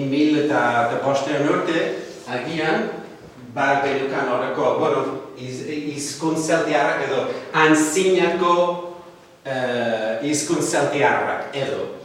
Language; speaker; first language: Basque; non-native, fluent; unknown